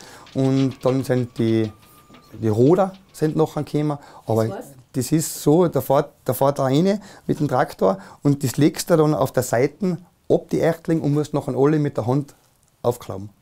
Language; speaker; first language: German; native; German